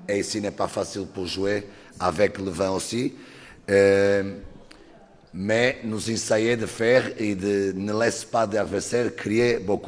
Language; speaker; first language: French; non-native, learner; Portuguese